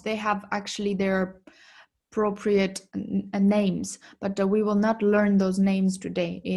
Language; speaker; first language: English; non-native, fluent; Tibetan